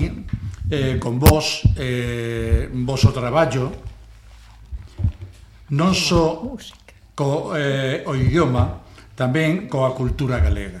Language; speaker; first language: Galician; non-native, local second language; Spanish